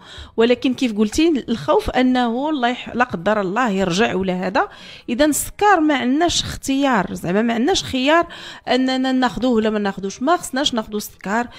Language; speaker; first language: Arabic; native; Arabic